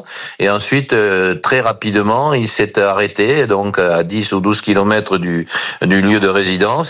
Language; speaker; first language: French; native; French